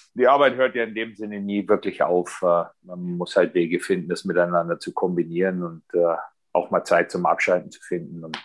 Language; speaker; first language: German; native; German